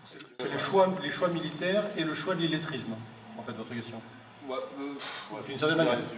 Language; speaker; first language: French; native; French